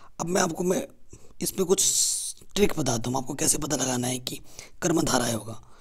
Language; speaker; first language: Hindi; native; Hindi